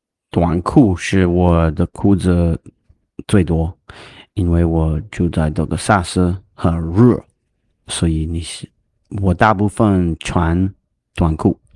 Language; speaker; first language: Chinese; non-native, learner; English